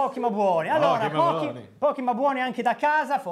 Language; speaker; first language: Italian; native; Italian